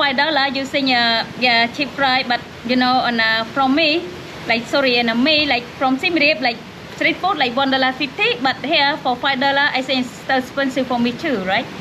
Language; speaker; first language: English; non-native, learner; Khmer